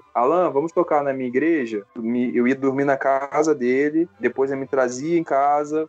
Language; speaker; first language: Portuguese; native; Portuguese